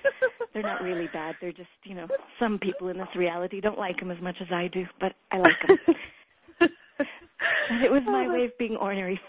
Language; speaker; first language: English; early bilingual, other home language; Hebrew